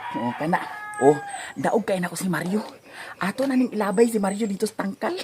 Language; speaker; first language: Cebuano; native; Cebuano